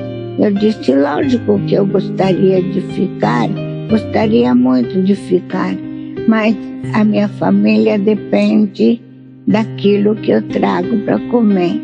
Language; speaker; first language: Portuguese; non-native, fluent; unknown